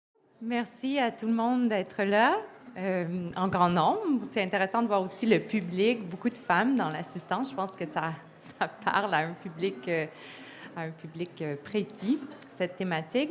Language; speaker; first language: French; native; French